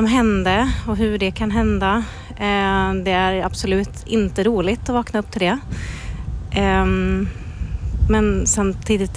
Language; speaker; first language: Swedish; native; Swedish